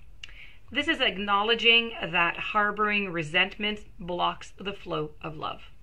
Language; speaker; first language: English; non-native, local second language; French